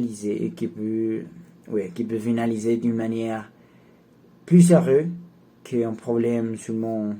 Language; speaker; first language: French; non-native, learner; Spanish